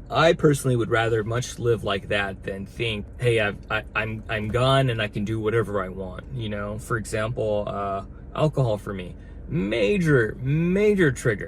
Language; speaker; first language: English; native; English